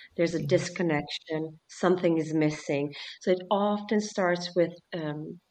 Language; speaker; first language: English; early bilingual, other home language; Swedish